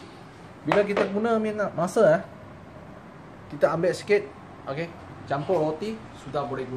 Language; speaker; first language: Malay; non-native, local second language; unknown